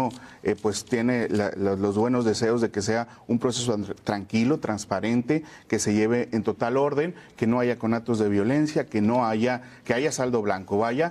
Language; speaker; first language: Spanish; native; Spanish